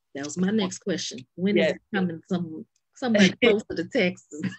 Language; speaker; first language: English; native; English